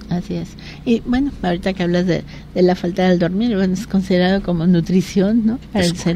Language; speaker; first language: Spanish; native; Spanish